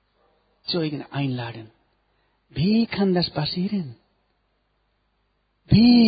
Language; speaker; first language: German; non-native, learner; Nepali